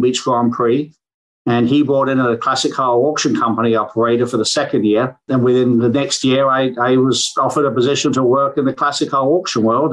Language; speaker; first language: English; native; English